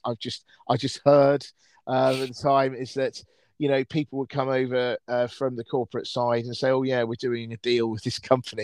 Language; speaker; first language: English; native; English